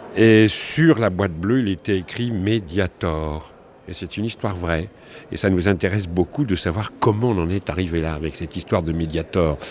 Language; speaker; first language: French; native; French